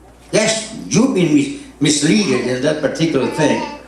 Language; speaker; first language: English; non-native, fluent; Spanish